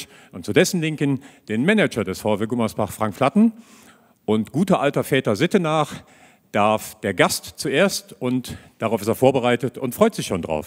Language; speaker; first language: German; native; German